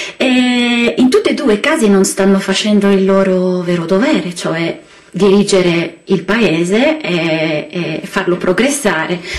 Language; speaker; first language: Italian; non-native, fluent; Arabic